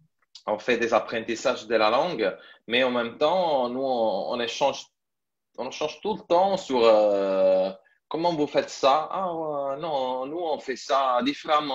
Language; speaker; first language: French; non-native, fluent; Italian